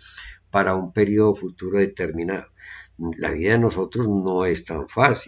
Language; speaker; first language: Spanish; native; Spanish